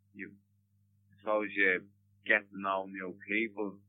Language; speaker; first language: English; native; English